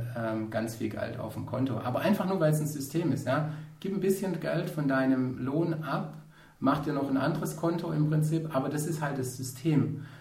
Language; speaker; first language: German; native; German